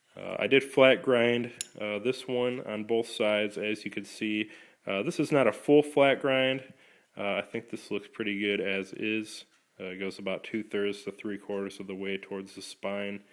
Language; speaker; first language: English; native; English